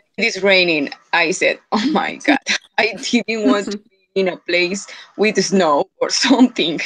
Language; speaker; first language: English; non-native, fluent; Spanish